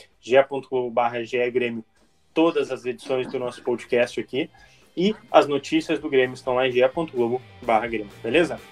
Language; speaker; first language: Portuguese; native; Portuguese